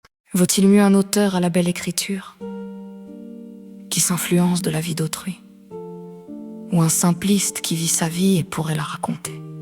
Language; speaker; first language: French; native; French